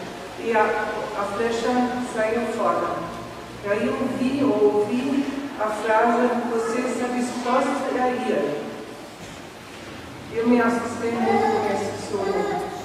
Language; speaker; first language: Portuguese; non-native, fluent; German